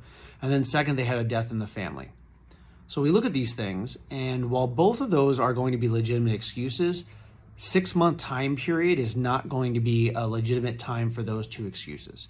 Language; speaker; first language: English; native; English